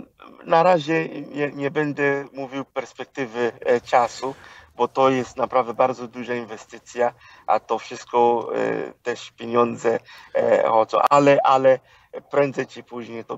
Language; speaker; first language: Polish; non-native, fluent; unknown